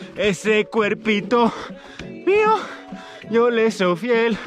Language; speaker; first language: Spanish; non-native, learner; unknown